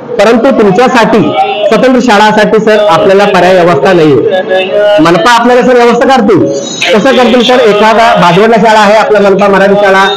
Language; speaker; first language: Marathi; non-native, local second language; Kannada